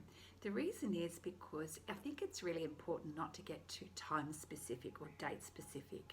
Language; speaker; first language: English; native; English